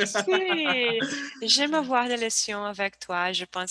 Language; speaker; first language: French; non-native, learner; Portuguese